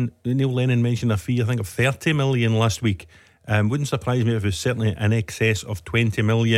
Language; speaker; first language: English; native; English